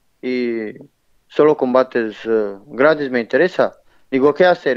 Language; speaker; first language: Spanish; non-native, learner; Romanian